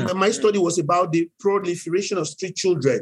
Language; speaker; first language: English; non-native, local second language; Yoruba